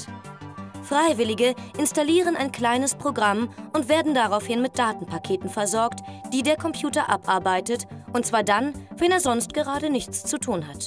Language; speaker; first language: German; native; German